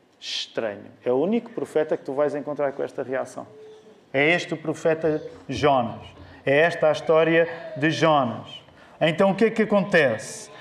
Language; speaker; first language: Portuguese; native; Portuguese